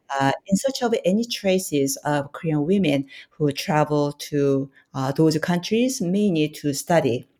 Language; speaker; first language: English; non-native, fluent; Korean